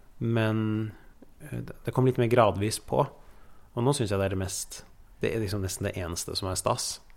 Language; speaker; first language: Norwegian; early bilingual, other home language; Persian